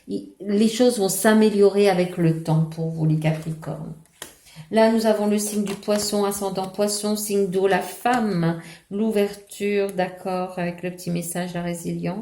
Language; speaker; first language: French; native; French